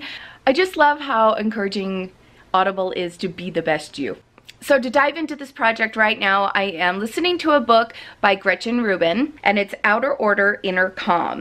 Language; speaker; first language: English; native; English